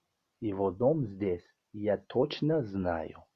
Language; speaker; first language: Russian; non-native, learner; Tajik